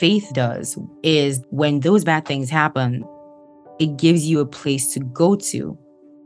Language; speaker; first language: English; non-native, local second language; Igbo